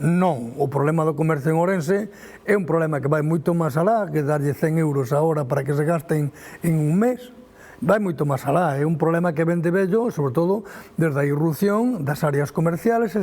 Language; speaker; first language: Galician; native; Galician